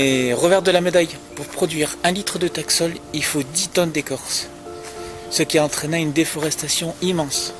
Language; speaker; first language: French; native; French